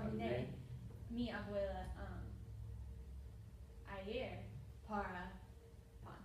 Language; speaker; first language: Spanish; non-native, learner; English